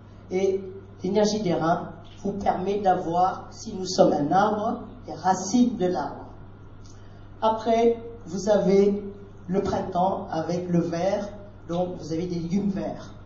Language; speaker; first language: French; non-native, fluent; Vietnamese